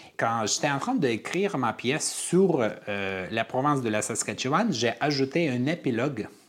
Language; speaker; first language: French; non-native, fluent; Armenian